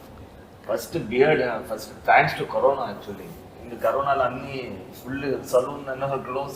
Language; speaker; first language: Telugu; non-native, learner; Tamil